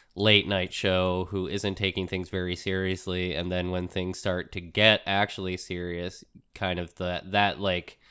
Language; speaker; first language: English; early bilingual, other home language; Spanish